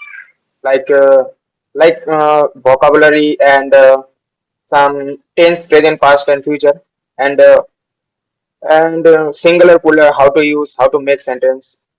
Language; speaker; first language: English; non-native, local second language; Bangla